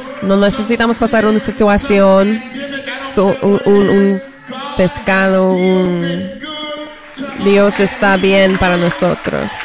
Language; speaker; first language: Spanish; non-native, learner; English